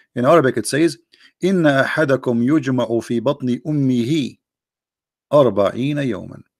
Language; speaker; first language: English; non-native, fluent; Arabic